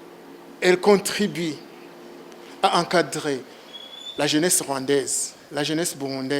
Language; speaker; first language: French; non-native, local second language; Rundi